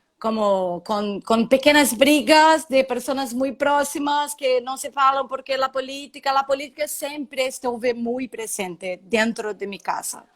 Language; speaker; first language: Spanish; non-native, learner; Portuguese